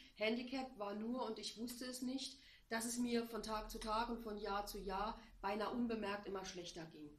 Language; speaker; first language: German; native; German